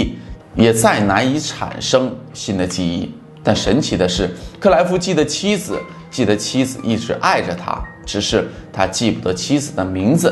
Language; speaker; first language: Chinese; native; Chinese